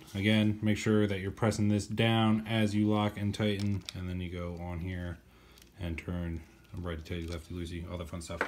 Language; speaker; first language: English; native; English